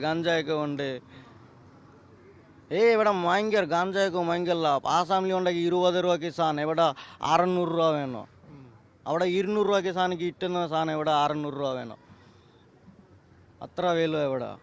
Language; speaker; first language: Malayalam; non-native, local second language; Assamese